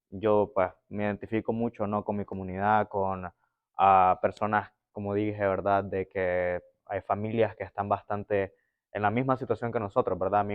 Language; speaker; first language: Spanish; early bilingual, other home language; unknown